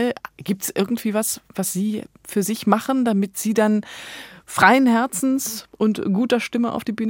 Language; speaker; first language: German; native; German